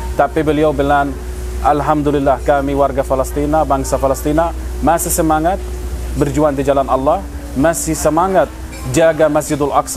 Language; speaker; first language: Indonesian; non-native, fluent; Arabic